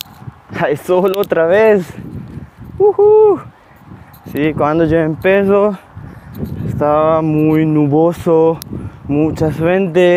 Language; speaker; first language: Spanish; non-native, learner; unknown